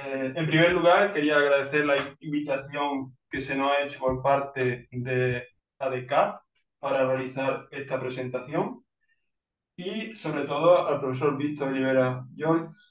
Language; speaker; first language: Spanish; native; Spanish